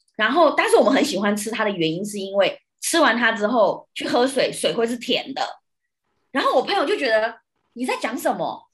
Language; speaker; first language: Chinese; early bilingual, heritage; Chinese